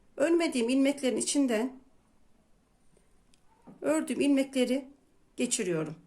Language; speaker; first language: Turkish; native; Turkish